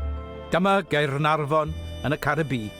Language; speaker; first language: Welsh; native; Welsh